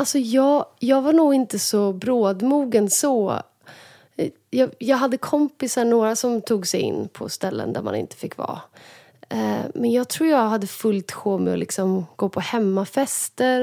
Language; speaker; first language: Swedish; native; Swedish